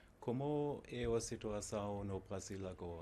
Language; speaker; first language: Portuguese; non-native, fluent; German